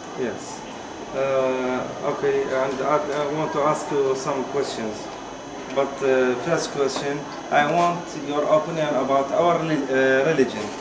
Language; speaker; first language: English; non-native, learner; Arabic